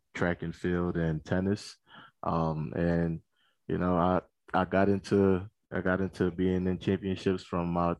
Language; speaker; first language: English; native; English